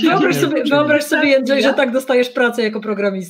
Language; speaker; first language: Polish; native; Polish